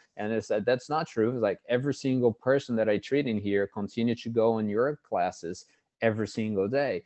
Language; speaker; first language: English; non-native, fluent; Portuguese